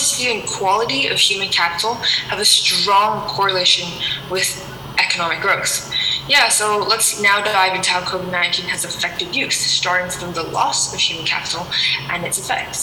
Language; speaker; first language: English; non-native, local second language; Cantonese